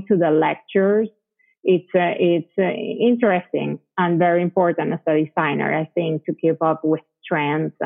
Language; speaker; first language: English; non-native, fluent; Spanish